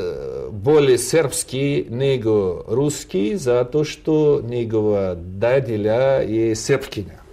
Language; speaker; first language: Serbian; non-native, learner; Russian